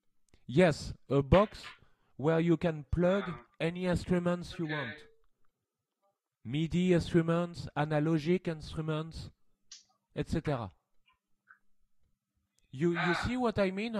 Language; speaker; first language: English; non-native, learner; French